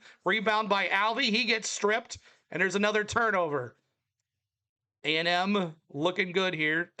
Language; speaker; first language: English; native; English